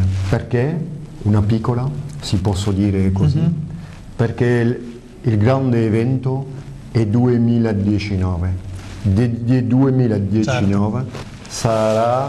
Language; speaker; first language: Italian; early bilingual, heritage; French